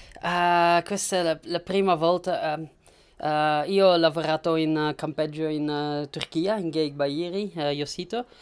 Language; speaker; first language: Italian; non-native, learner; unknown